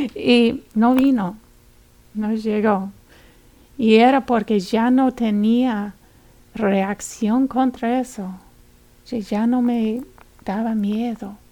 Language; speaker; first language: Spanish; non-native, fluent; English